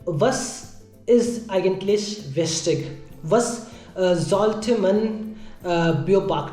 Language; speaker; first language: German; non-native, learner; Hindi